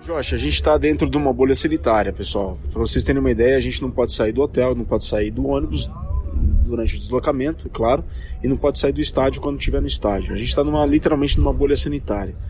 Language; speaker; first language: Portuguese; native; Portuguese